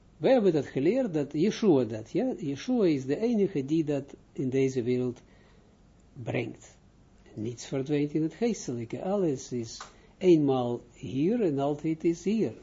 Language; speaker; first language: Dutch; non-native, fluent; Hebrew